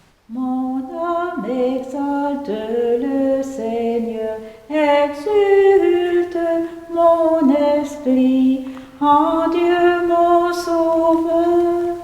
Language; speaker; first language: French; native; French